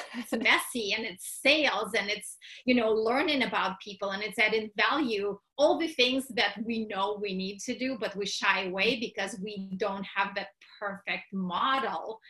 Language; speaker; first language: English; non-native, fluent; Russian